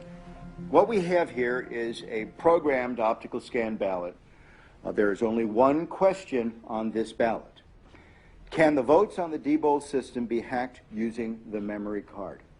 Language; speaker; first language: English; native; English